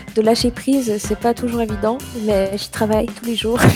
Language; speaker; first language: French; non-native, fluent; Swedish